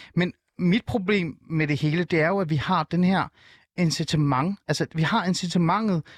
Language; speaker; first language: Danish; early bilingual, other home language; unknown